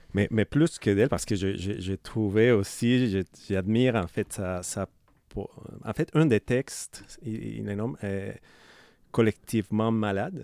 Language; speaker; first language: French; non-native, fluent; Spanish